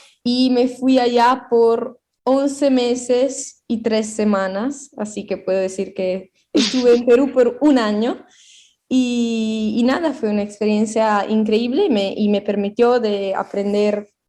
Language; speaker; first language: Spanish; non-native, fluent; Italian